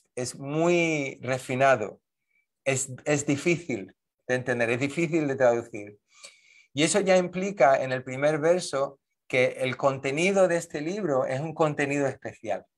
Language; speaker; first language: Spanish; native; Spanish